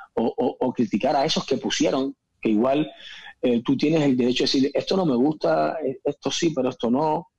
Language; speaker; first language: Spanish; native; Spanish